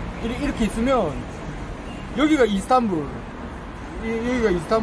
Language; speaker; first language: Korean; native; Korean